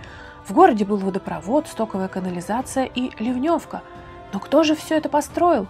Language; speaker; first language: Russian; native; Russian